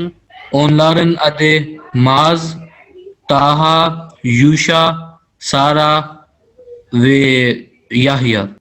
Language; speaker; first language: Turkish; non-native, learner; Urdu